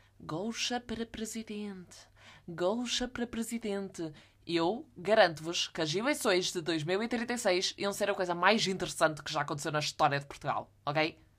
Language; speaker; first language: Portuguese; native; Portuguese